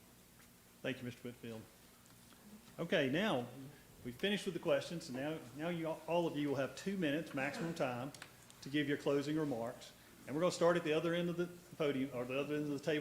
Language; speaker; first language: English; native; English